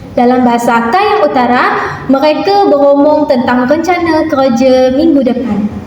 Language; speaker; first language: Indonesian; non-native, local second language; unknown